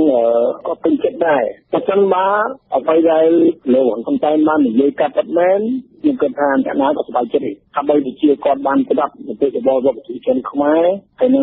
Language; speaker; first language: Khmer; non-native, fluent; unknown